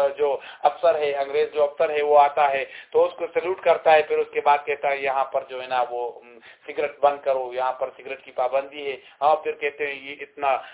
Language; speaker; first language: Urdu; non-native, local second language; Pashto